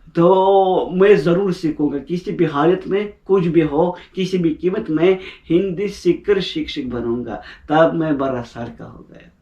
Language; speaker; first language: Hindi; non-native, fluent; Russian